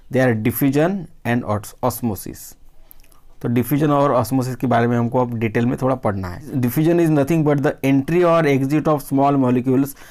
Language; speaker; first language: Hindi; non-native, local second language; Marathi